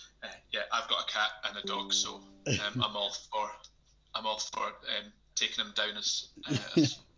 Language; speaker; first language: English; native; English